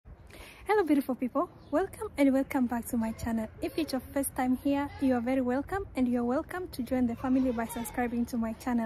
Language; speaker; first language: English; non-native, local second language; Swahili